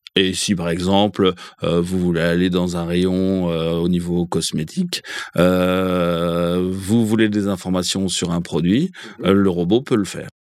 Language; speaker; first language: French; native; French